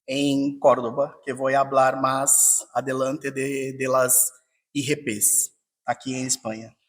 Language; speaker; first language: Spanish; non-native, fluent; Portuguese